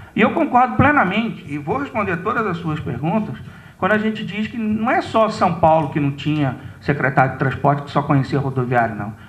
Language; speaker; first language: Portuguese; native; Portuguese